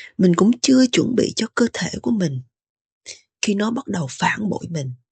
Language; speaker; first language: Vietnamese; native; Vietnamese